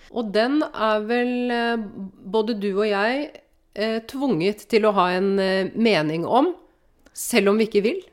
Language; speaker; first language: Norwegian; native; Norwegian